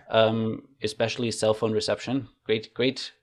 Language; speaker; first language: English; non-native, fluent; German